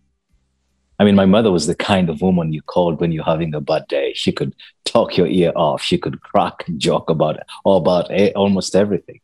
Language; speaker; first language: English; non-native, local second language; Ganda